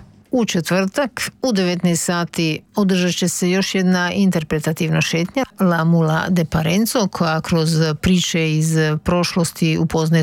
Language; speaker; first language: Croatian; native; Croatian